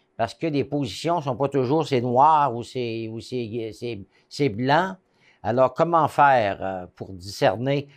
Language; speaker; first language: French; native; French